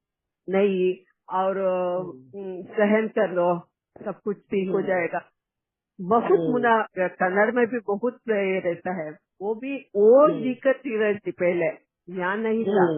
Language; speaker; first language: Hindi; non-native, local second language; Kannada